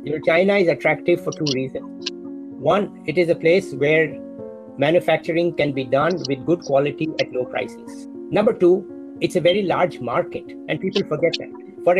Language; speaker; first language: English; non-native, local second language; Hindi